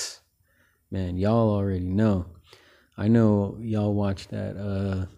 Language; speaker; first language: English; early bilingual, other home language; Filipino